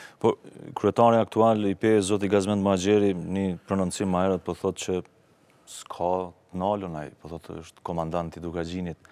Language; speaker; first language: Albanian; native; Albanian